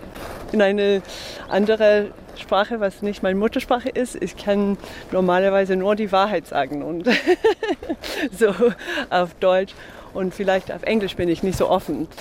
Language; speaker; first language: German; non-native, fluent; English